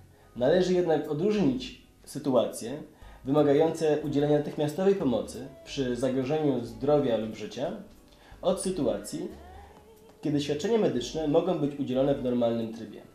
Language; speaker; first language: Polish; native; Polish